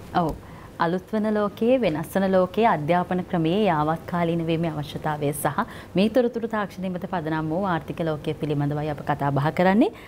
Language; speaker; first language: Sinhala; native; Sinhala